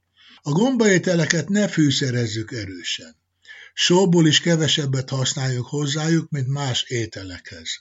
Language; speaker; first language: Hungarian; native; Hungarian